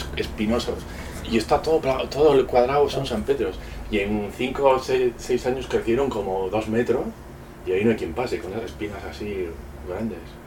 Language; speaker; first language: Spanish; native; Spanish